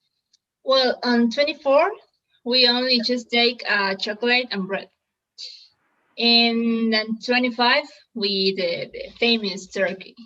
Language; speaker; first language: English; non-native, learner; Spanish